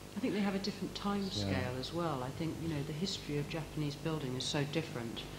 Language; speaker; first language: English; native; English